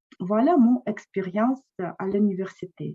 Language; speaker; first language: French; non-native, fluent; Russian